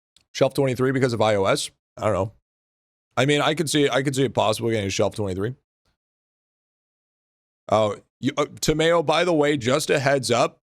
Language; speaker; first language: English; native; English